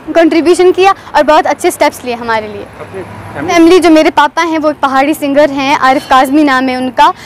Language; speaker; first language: Hindi; non-native, local second language; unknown